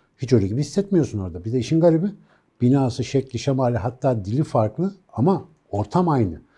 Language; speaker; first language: Turkish; native; Turkish